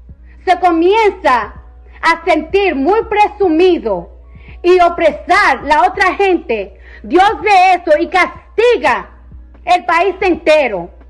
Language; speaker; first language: Spanish; early bilingual, heritage; Spanish